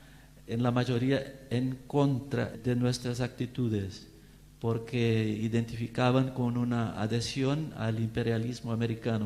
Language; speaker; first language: Spanish; non-native, fluent; Portuguese